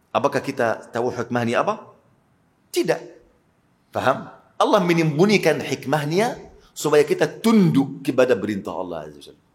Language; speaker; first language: Malay; non-native, fluent; Arabic